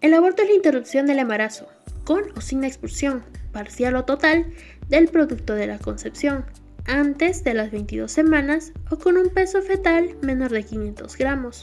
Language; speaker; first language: Spanish; native; Spanish